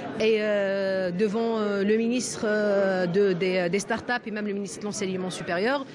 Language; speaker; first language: French; non-native, local second language; Arabic